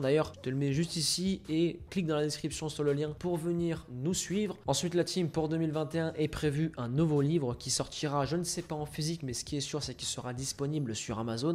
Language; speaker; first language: French; native; French